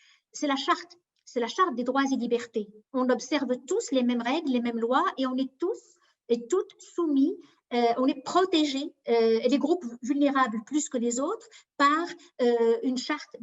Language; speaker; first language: French; native; French